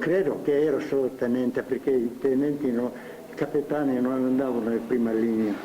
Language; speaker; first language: Italian; non-native, fluent; Slovenian